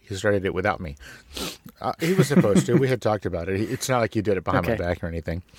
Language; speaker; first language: English; native; English